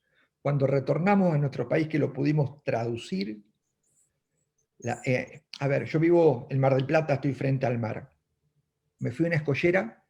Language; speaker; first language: Spanish; native; Spanish